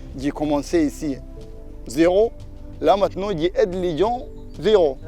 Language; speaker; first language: French; non-native, learner; Arabic